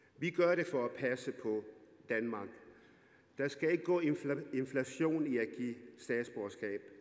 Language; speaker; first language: Danish; early bilingual, other home language; Arabic